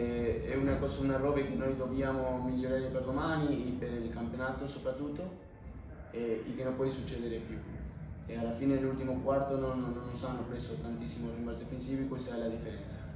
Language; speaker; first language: Italian; non-native, fluent; Spanish